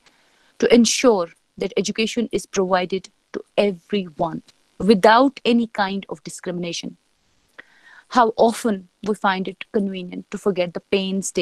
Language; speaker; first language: English; non-native, local second language; Kashmiri